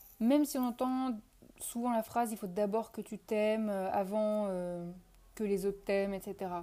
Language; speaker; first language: French; native; French